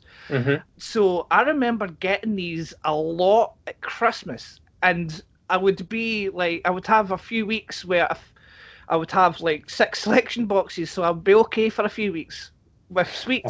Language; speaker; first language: English; native; English